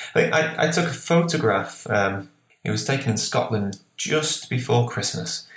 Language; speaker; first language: English; native; English